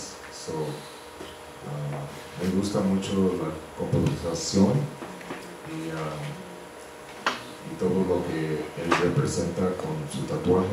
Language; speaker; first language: Spanish; early bilingual, heritage; Spanish